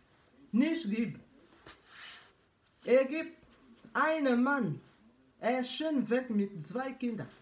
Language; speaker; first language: German; non-native, learner; French